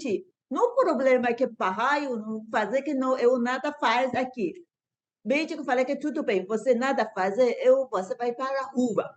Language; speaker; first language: Portuguese; non-native, learner; Persian